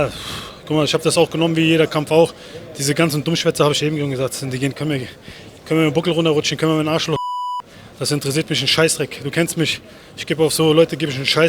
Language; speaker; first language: German; native; German